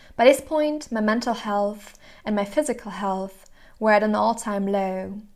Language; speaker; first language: English; non-native, fluent; German